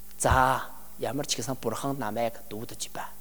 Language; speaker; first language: Mongolian; non-native, learner; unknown